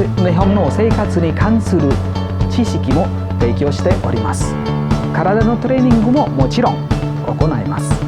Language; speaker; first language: Japanese; non-native, fluent; Indonesian